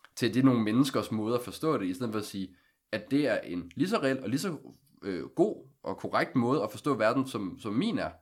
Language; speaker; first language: Danish; native; Danish